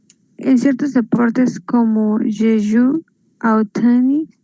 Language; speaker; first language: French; non-native, learner; Spanish